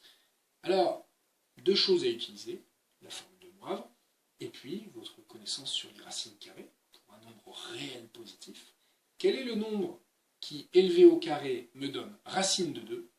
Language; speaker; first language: French; native; French